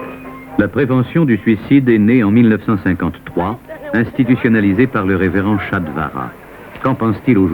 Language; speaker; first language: French; native; French